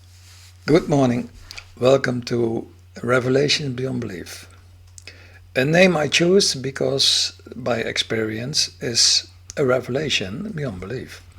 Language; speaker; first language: English; non-native, fluent; Dutch